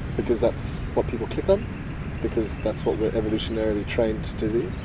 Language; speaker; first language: English; native; English